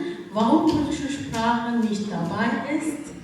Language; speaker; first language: German; non-native, fluent; Kurdish